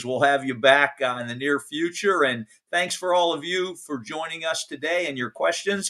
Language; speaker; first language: English; native; English